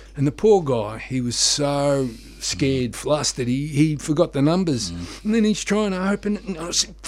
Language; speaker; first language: English; native; English